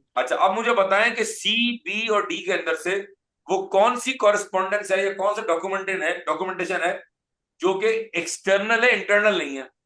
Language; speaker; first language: Urdu; native; Urdu